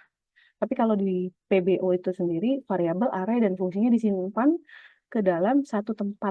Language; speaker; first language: Indonesian; native; Indonesian